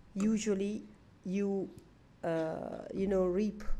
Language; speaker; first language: English; non-native, local second language; Sinhala